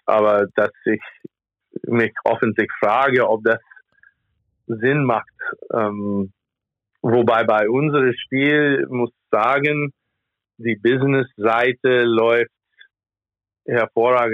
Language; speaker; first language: German; non-native, fluent; English